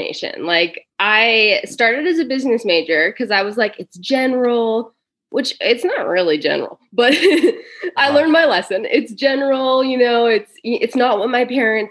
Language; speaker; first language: English; native; English